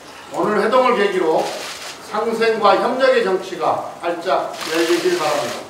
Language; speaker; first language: Korean; native; Korean